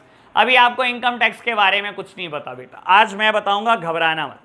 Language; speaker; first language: Hindi; native; Hindi